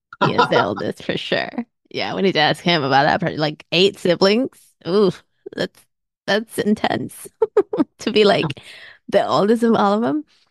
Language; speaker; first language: English; early bilingual, other home language; Spanish